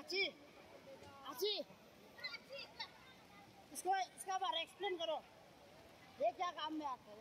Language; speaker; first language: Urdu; non-native, local second language; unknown